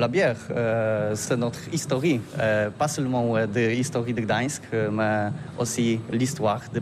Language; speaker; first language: French; non-native, learner; Polish